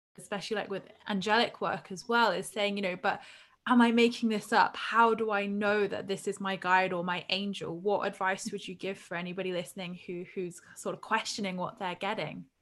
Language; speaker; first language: English; native; English